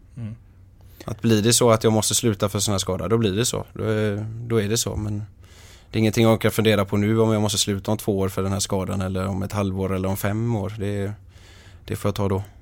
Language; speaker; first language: Swedish; native; Swedish